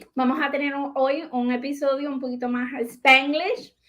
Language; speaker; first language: Spanish; early bilingual, heritage; Spanish